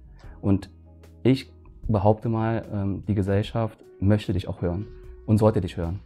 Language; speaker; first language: German; early bilingual, other home language; Vietnamese